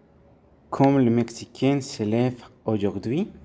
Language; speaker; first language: French; non-native, learner; Spanish